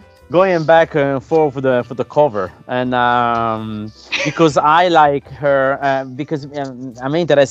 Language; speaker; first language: English; non-native, fluent; Italian